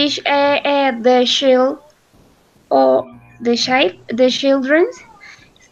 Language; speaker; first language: English; non-native, learner; Spanish